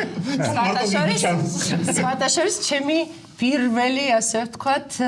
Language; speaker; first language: Georgian; non-native, fluent; Russian